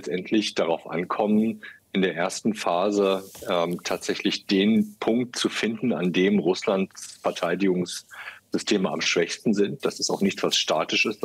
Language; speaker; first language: German; native; German